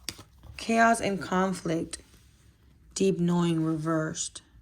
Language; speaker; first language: English; native; English